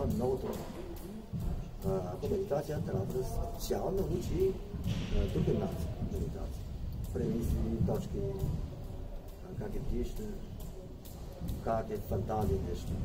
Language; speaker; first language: Bulgarian; non-native, learner; Chinese